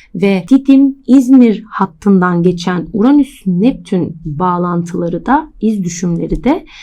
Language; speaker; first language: Turkish; native; Turkish